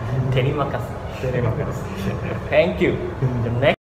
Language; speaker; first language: English; non-native, learner; Japanese